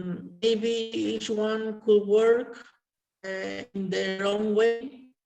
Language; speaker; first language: English; non-native, learner; Spanish